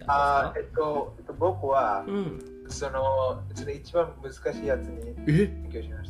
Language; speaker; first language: Japanese; non-native, learner; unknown